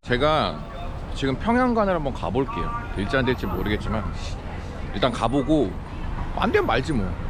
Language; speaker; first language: Korean; native; Korean